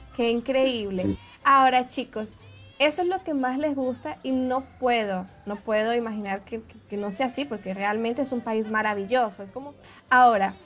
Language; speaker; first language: Spanish; native; Spanish